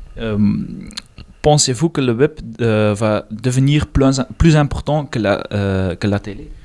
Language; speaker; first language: French; non-native, learner; Dutch